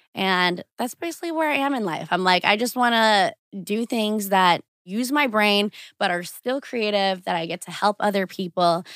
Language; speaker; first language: English; early bilingual, other home language; Portuguese